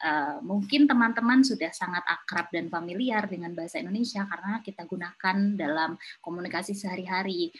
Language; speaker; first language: Indonesian; native; Indonesian